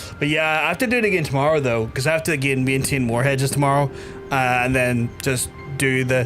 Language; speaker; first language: English; native; English